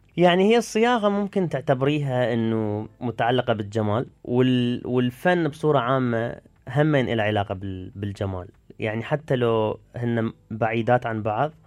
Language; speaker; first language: Arabic; early bilingual, heritage; Arabic